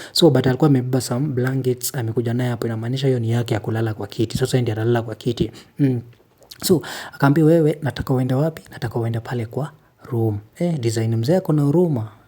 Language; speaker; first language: Swahili; native; Swahili